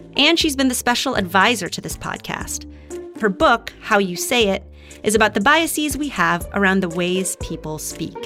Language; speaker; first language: English; non-native, local second language; Filipino